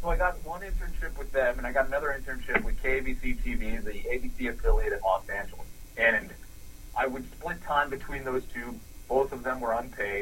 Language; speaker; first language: English; native; English